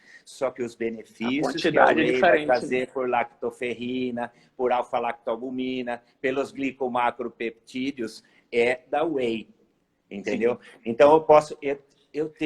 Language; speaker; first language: Portuguese; native; Portuguese